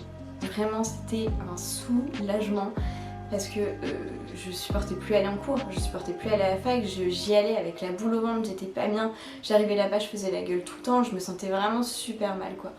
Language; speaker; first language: French; native; French